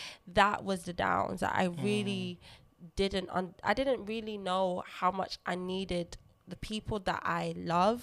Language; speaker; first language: English; non-native, local second language; Lingala